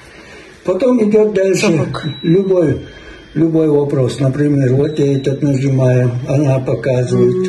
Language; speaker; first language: Russian; non-native, fluent; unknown